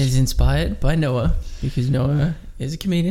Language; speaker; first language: English; native; English